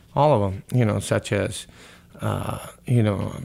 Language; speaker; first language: English; early bilingual, other home language; Spanish